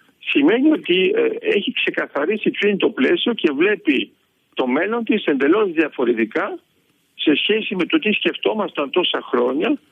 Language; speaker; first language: Greek; early bilingual, heritage; Greek